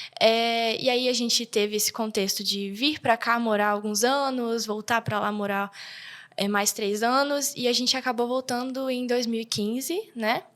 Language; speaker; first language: Portuguese; early bilingual, heritage; Portuguese